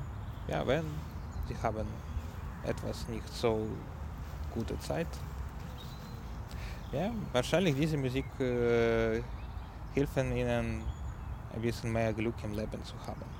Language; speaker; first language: German; non-native, learner; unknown